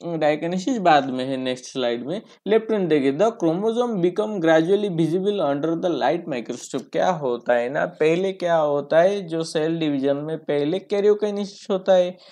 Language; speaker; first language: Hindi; non-native, local second language; Bangla